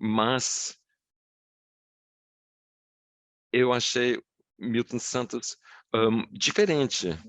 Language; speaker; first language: Portuguese; non-native, fluent; English